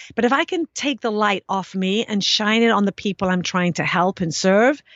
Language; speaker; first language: English; native; English